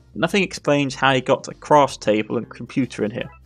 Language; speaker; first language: English; native; English